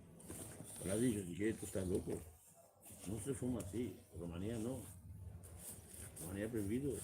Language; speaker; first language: Spanish; non-native, learner; Romanian